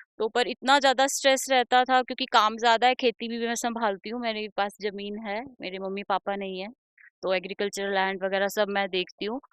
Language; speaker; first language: Hindi; native; Hindi